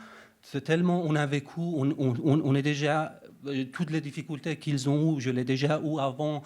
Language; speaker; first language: French; non-native, fluent; Persian